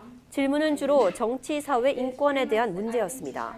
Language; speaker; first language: Korean; native; Korean